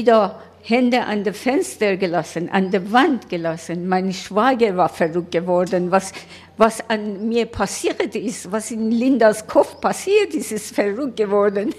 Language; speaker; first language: German; non-native, learner; Persian